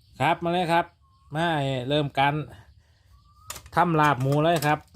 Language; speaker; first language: Thai; non-native, local second language; Northeastern Thai